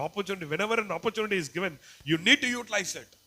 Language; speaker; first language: English; non-native, local second language; Tamil